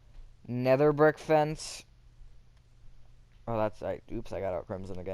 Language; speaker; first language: English; native; English